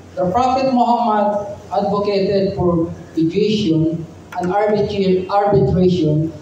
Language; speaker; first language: English; non-native, local second language; Filipino